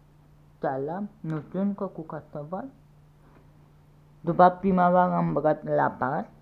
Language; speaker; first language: Romanian; non-native, learner; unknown